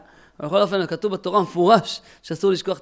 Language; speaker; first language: Hebrew; native; Hebrew